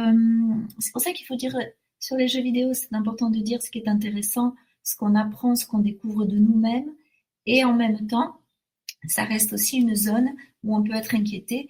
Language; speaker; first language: French; native; French